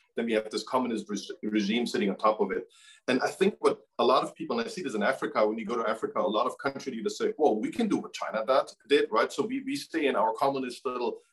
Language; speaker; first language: English; non-native, fluent; German